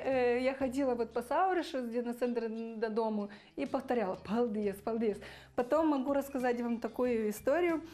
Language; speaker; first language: Russian; non-native, fluent; Romanian